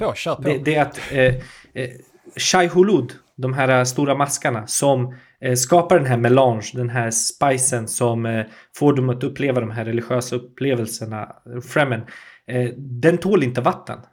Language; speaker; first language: Swedish; native; Swedish